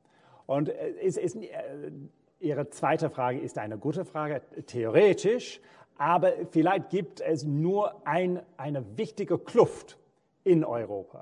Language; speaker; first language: German; non-native, fluent; English